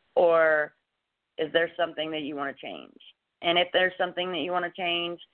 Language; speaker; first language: English; native; English